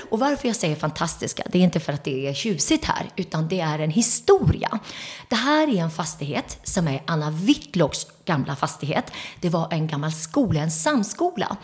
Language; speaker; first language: Swedish; early bilingual, other home language; Turoyo